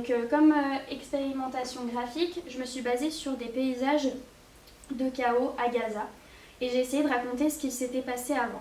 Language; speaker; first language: French; native; French